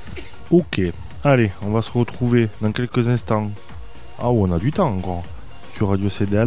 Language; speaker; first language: French; native; French